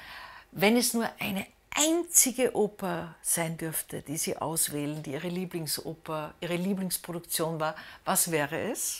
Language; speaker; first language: German; native; German